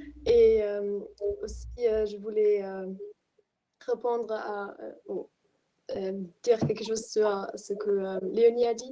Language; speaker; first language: French; non-native, fluent; German